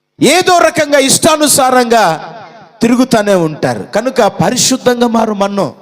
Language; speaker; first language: Telugu; non-native, local second language; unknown